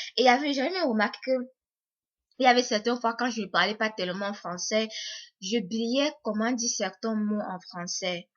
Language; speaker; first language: French; native; French